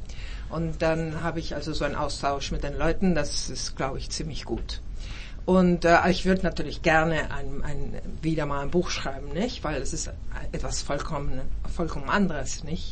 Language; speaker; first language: German; early bilingual, heritage; German